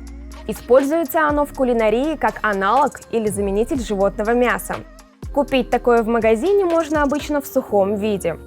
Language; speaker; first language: Russian; native; Russian